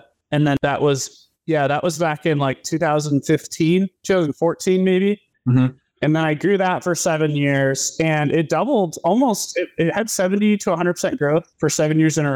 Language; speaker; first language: English; native; English